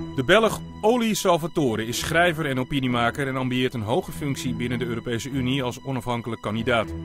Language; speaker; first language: Dutch; native; Dutch